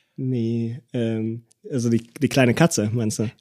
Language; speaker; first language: German; early bilingual, other home language; Hebrew